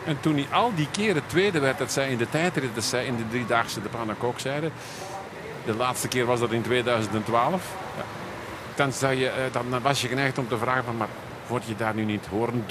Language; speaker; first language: Dutch; native; Dutch